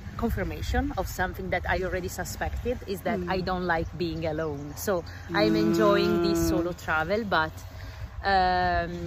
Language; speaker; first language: English; non-native, fluent; Italian